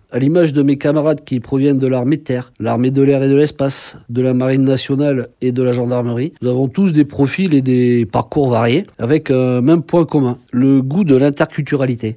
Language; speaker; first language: French; native; French